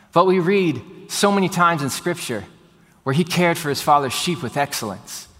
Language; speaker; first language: English; native; English